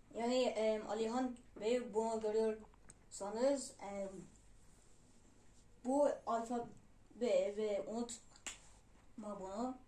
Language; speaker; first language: Turkish; non-native, learner; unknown